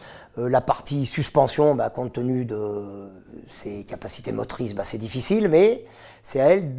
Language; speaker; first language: French; native; French